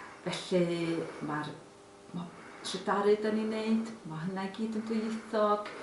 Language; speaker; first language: Welsh; non-native, local second language; English